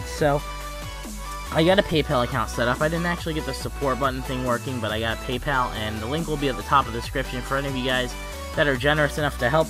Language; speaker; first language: English; native; English